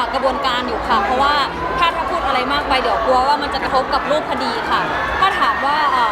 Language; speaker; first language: Thai; native; Thai